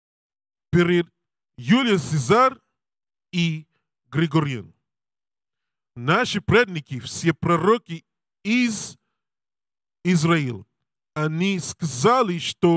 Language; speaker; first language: Russian; non-native, learner; English